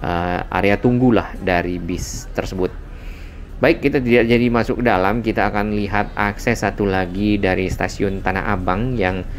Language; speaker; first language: Indonesian; native; Indonesian